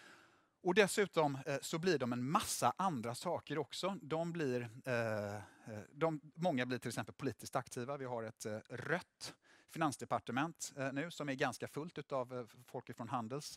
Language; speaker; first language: Swedish; native; Swedish